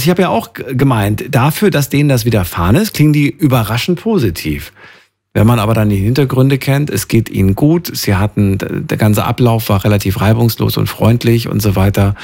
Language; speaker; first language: German; native; German